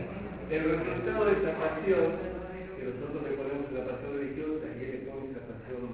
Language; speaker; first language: Spanish; native; Spanish